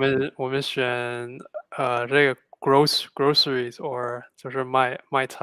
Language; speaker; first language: Chinese; non-native, fluent; English